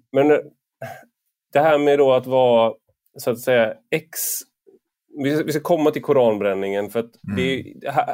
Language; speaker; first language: Swedish; native; Swedish